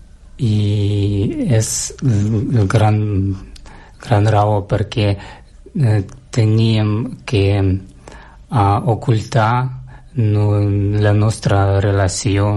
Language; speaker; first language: Catalan; non-native, learner; Russian